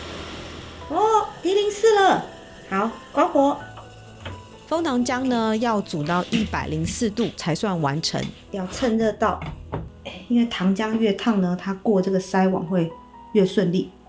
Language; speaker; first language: Chinese; native; Chinese